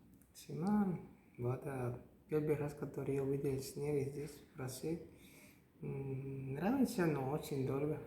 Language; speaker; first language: Russian; non-native, learner; Spanish